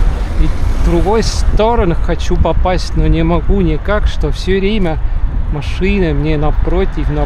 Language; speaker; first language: Russian; non-native, local second language; Estonian